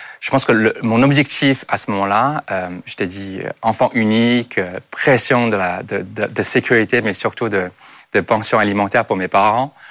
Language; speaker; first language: French; non-native, fluent; Chinese